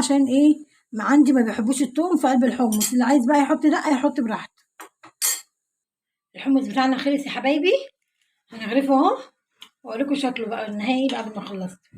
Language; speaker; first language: Arabic; native; Arabic